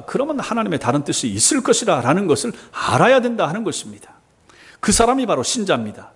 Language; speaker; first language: Korean; native; Korean